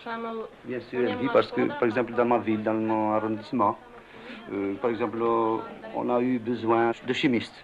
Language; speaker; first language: French; non-native, fluent; Albanian